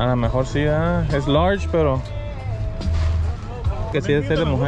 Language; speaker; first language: Spanish; early bilingual, heritage; Spanish